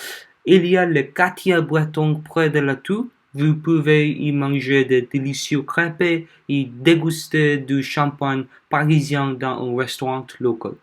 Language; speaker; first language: French; non-native, learner; Korean